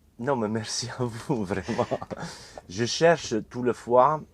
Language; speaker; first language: French; non-native, learner; Italian